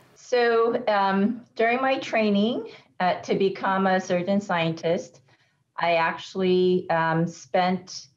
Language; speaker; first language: English; native; English